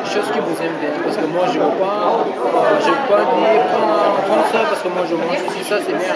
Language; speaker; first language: French; non-native, fluent; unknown